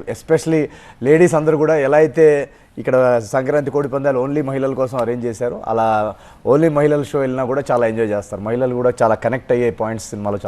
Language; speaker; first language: Telugu; native; Telugu